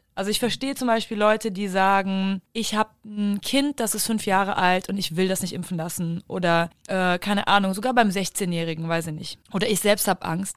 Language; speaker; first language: German; early bilingual, other home language; Turkish